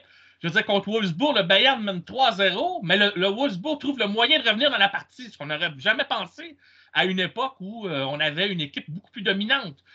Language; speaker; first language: French; native; French